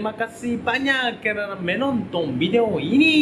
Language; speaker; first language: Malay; non-native, learner; Japanese